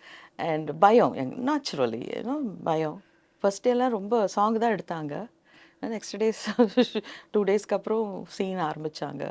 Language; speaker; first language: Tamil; non-native, local second language; Telugu